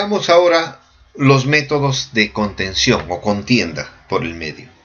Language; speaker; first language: Spanish; native; Spanish